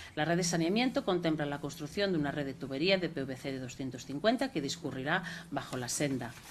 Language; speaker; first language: Spanish; non-native, local second language; Galician